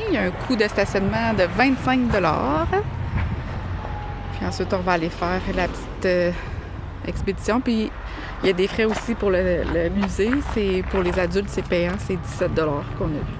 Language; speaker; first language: French; native; French